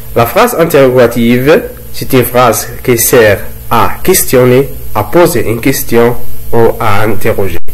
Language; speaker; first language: French; non-native, local second language; Arabic